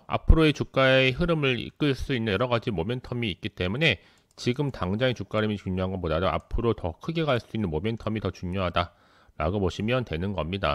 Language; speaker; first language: Korean; native; Korean